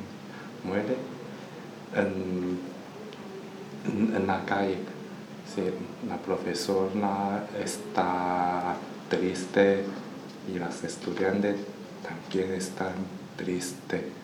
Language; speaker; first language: Spanish; non-native, learner; Chinese